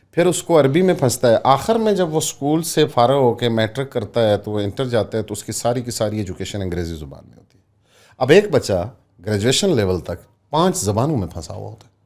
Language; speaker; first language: Urdu; non-native, local second language; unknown